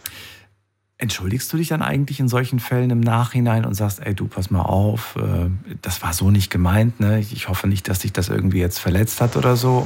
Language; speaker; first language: German; native; German